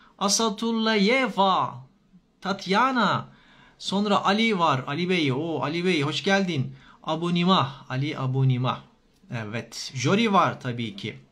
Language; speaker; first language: Turkish; native; Turkish